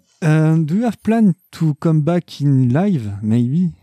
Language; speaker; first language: English; non-native, learner; French